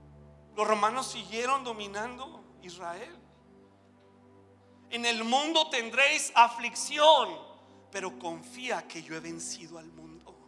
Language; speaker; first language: Spanish; native; Spanish